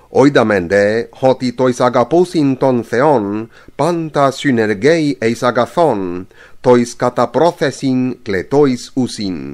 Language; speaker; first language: Greek; non-native, fluent; English